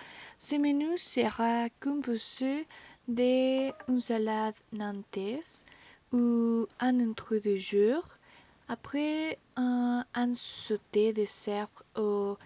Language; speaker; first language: French; non-native, learner; Spanish